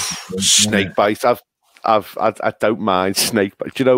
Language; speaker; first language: English; native; English